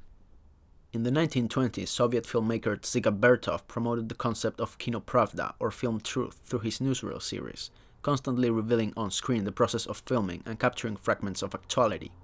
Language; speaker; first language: English; non-native, fluent; Spanish